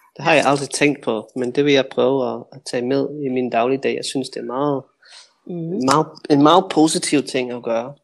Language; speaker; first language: Danish; non-native, fluent; English